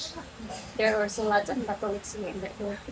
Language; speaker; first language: English; non-native, local second language; Cebuano